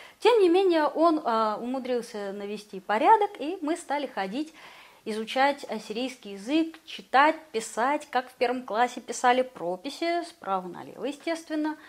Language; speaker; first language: Russian; native; Russian